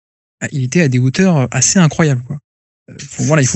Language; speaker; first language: French; native; French